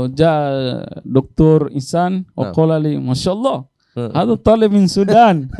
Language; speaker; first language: Arabic; non-native, learner; Indonesian